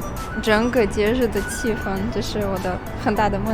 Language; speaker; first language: Chinese; non-native, fluent; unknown